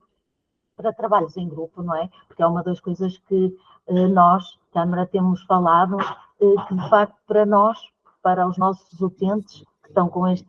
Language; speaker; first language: Portuguese; native; Portuguese